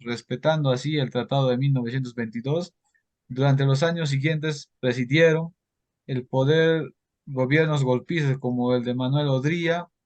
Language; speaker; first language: Spanish; native; Spanish